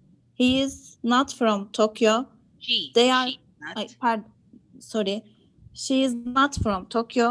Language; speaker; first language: English; non-native, learner; Turkish